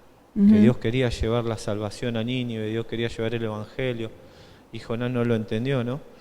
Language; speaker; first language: Spanish; native; Spanish